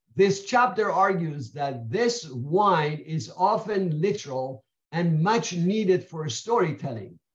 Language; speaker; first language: English; non-native, fluent; Persian